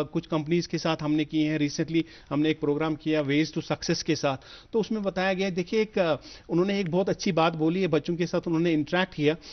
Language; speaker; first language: Hindi; non-native, local second language; Kashmiri